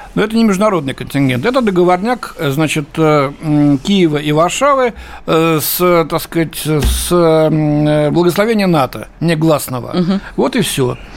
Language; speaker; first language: Russian; native; Russian